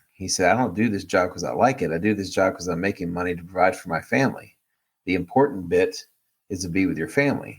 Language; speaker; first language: English; native; English